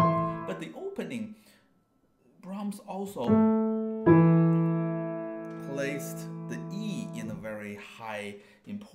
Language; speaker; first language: English; non-native, fluent; Chinese